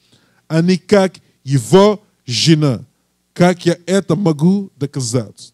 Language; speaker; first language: Russian; non-native, learner; English